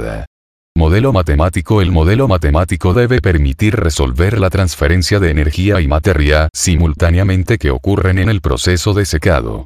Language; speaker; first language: Spanish; native; Spanish